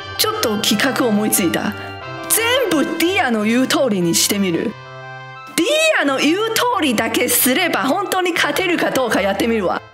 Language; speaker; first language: Japanese; non-native, fluent; Chinese